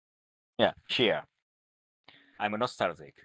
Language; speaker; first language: English; non-native, learner; Japanese